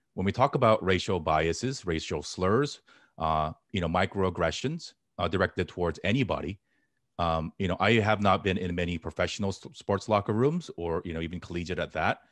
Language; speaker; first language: English; native; English